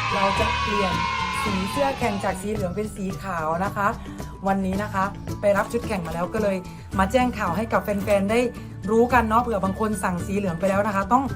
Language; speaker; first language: Thai; native; Thai